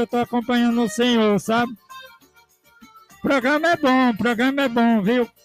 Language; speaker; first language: Portuguese; native; Portuguese